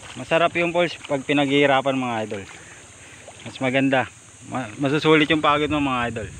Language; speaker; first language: Filipino; native; Filipino